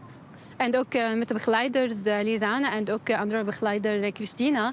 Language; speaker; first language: Dutch; non-native, learner; Arabic